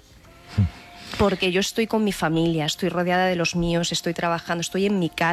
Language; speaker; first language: Spanish; native; Spanish